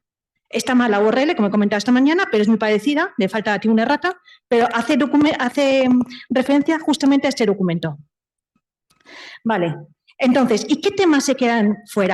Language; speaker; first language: Spanish; native; Spanish